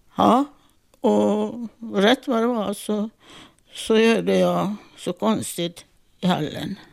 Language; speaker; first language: Swedish; non-native, fluent; Italian